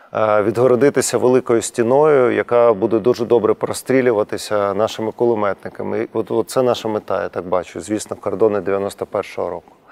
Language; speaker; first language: Ukrainian; native; Ukrainian